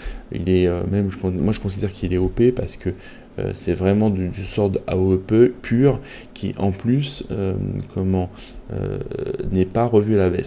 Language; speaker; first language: French; native; French